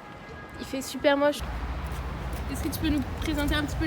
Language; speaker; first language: French; native; French